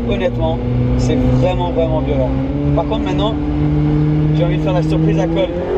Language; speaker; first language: French; native; French